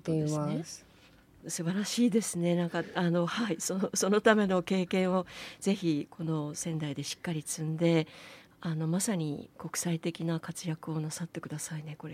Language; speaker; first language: Japanese; native; Japanese